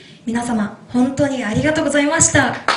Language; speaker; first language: Japanese; non-native, fluent; Mongolian